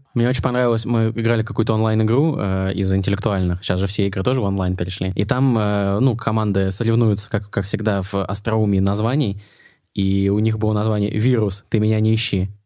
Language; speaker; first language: Russian; native; Russian